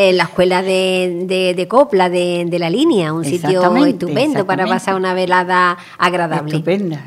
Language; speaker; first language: Spanish; native; Spanish